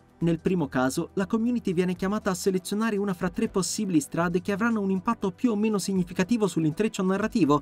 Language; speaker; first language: Italian; native; Italian